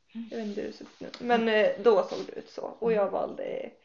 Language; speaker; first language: Swedish; native; Swedish